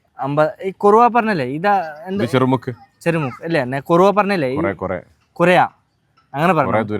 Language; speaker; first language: Malayalam; non-native, learner; Bangla